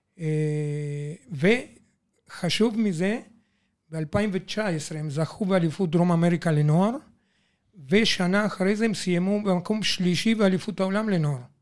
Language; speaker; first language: Hebrew; non-native, fluent; Spanish